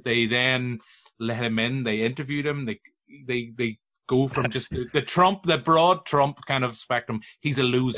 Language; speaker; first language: English; native; English